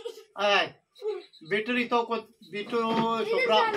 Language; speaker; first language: Filipino; non-native, learner; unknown